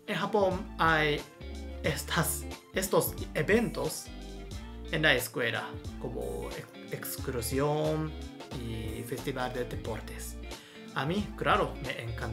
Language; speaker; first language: Spanish; non-native, fluent; Japanese